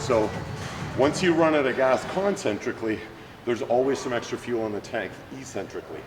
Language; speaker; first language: English; native; English